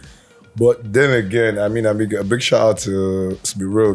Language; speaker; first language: English; native; English